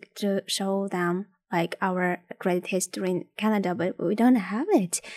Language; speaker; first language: English; non-native, fluent; Ukrainian